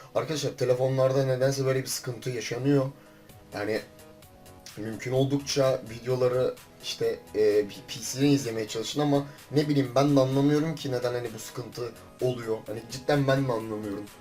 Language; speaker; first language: Turkish; native; Turkish